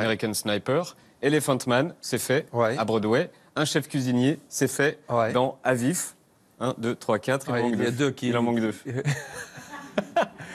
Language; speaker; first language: French; native; French